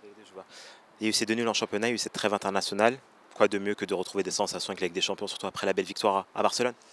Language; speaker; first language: French; native; French